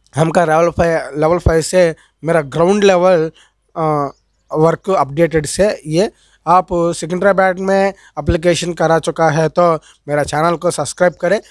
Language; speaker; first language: Hindi; non-native, local second language; Telugu